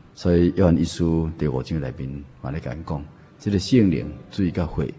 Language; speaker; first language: Min Nan Chinese; native; Min Nan Chinese